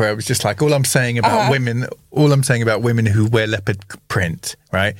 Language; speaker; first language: English; native; English